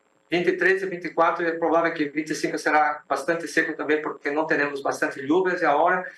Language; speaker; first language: Spanish; non-native, fluent; Portuguese